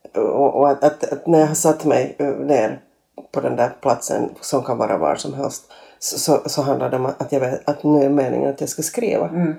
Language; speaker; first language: Swedish; native; Swedish